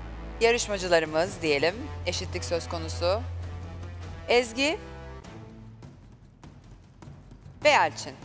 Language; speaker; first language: Turkish; native; Turkish